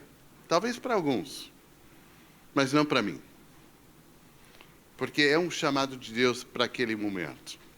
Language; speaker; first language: Portuguese; non-native, fluent; English